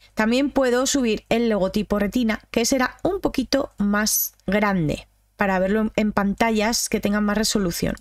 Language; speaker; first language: Spanish; native; Spanish